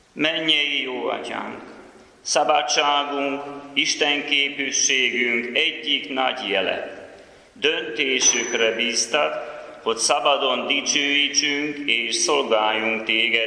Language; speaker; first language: Hungarian; native; Hungarian